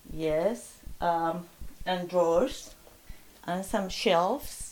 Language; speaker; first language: English; non-native, fluent; Spanish